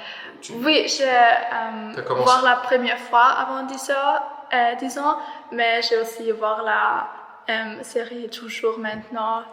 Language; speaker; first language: French; non-native, learner; German